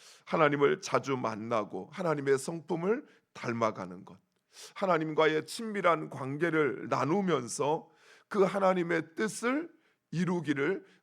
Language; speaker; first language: Korean; native; Korean